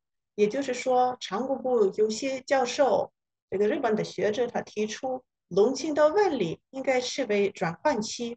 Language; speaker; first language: Chinese; non-native, fluent; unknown